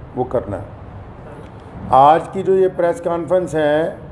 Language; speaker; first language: Hindi; native; Hindi